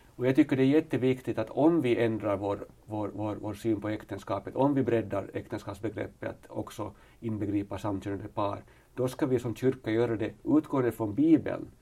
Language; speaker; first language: Swedish; native; Swedish